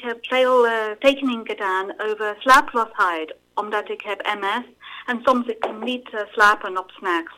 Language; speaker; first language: Dutch; non-native, learner; English